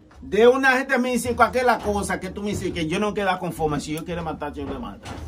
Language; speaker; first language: Spanish; non-native, learner; Haitian Creole